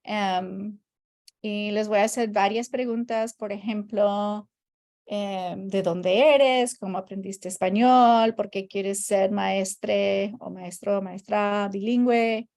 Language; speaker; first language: Spanish; early bilingual, heritage; Spanish